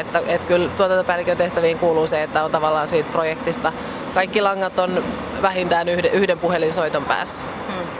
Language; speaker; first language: Finnish; native; Finnish